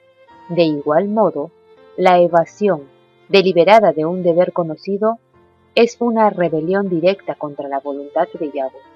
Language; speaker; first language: Spanish; native; Spanish